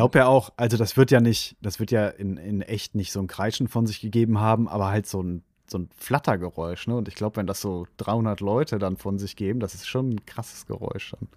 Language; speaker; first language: German; native; German